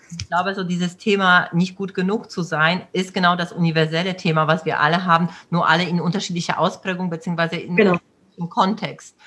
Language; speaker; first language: German; early bilingual, other home language; Polish